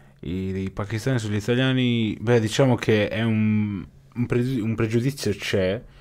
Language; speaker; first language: Italian; early bilingual, other home language; Urdu